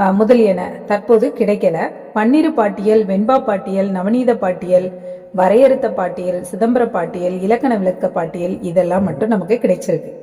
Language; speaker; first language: Tamil; native; Tamil